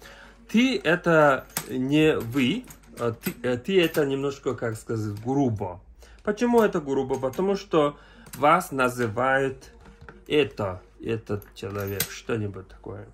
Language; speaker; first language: Russian; non-native, learner; Mongolian